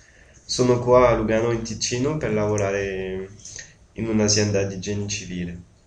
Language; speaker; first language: Italian; non-native, learner; French